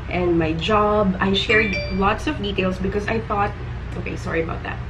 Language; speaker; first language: English; non-native, local second language; Filipino